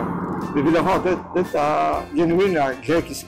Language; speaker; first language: Swedish; non-native, fluent; Greek